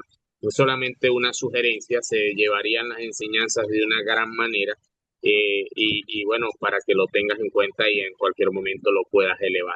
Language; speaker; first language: Spanish; native; Spanish